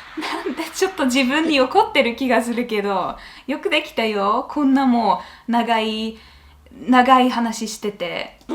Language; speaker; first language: Japanese; non-native, fluent; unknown